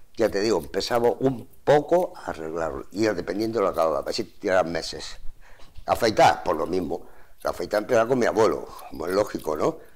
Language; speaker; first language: Spanish; native; Spanish